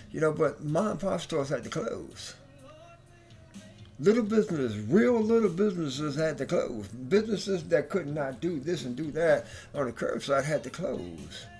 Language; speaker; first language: English; native; English